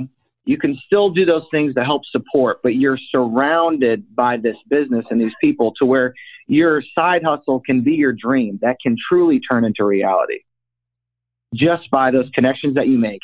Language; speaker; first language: English; native; English